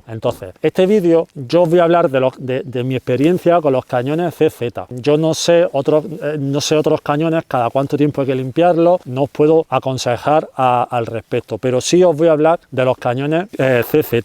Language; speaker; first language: Spanish; native; Spanish